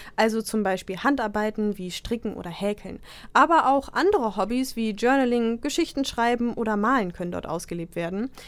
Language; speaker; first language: German; native; German